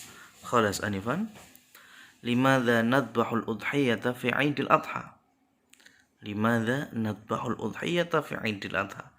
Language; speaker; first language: Arabic; non-native, fluent; Indonesian